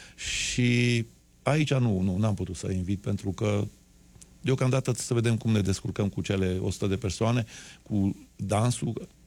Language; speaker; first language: Romanian; native; Romanian